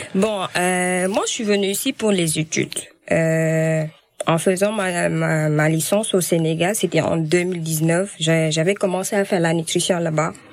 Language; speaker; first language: French; non-native, local second language; Wolof